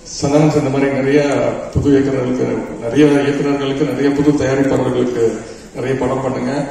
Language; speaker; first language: Tamil; native; Tamil